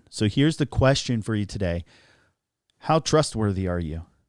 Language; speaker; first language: English; native; English